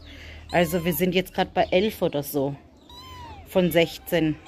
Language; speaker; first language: German; native; German